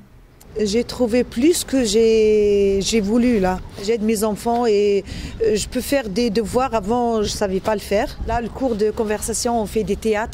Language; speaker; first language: French; non-native, learner; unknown